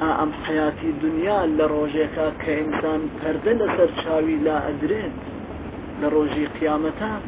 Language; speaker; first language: Central Kurdish; non-native, local second language; Gurani